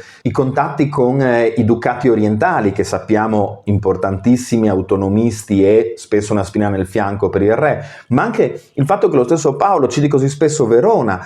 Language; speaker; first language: Italian; native; Italian